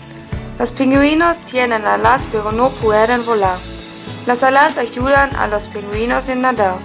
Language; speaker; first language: Spanish; non-native, learner; German